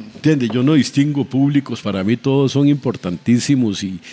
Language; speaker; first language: Spanish; native; Spanish